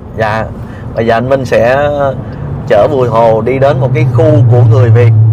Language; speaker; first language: Vietnamese; native; Vietnamese